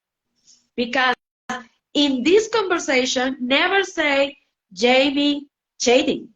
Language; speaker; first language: English; non-native, learner; Spanish